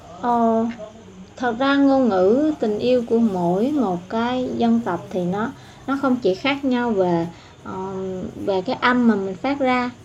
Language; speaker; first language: Vietnamese; non-native, local second language; Eastern Cham